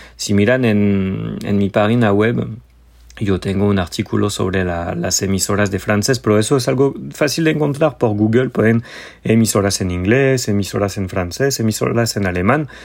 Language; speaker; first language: Spanish; non-native, fluent; French